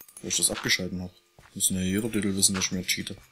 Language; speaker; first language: German; native; German